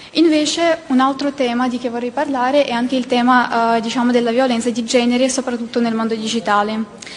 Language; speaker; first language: Italian; non-native, fluent; Ukrainian